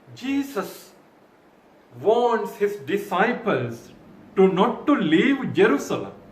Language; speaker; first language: English; non-native, local second language; Sinhala